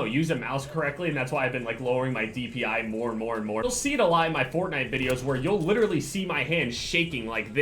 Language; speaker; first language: English; native; English